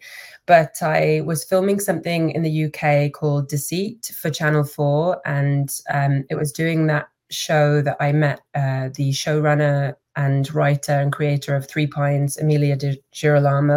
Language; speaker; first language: English; native; English